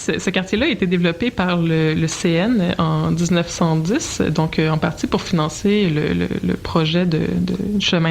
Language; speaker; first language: French; native; French